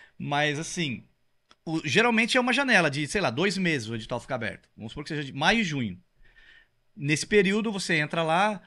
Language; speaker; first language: Portuguese; native; Portuguese